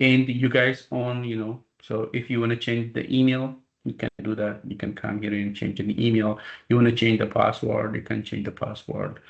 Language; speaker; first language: English; non-native, local second language; Amharic